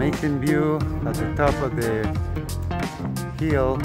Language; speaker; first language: English; non-native, fluent; Spanish